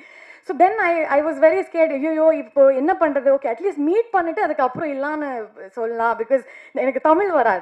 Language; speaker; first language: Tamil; non-native, learner; Kannada